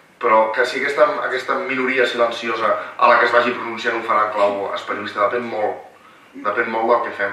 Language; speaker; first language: Catalan; native; Catalan